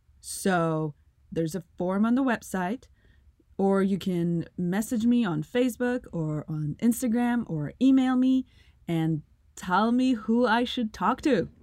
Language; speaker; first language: English; non-native, fluent; Russian